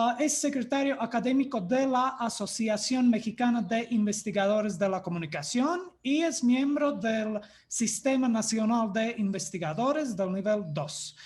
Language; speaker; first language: Spanish; non-native, fluent; Latvian